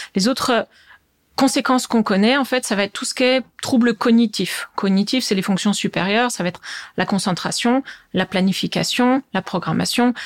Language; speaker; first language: French; native; French